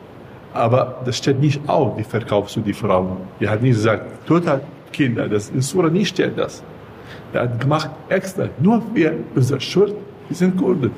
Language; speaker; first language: German; non-native, learner; Kurdish